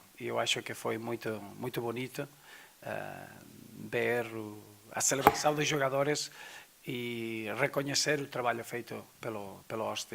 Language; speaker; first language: Portuguese; non-native, fluent; Spanish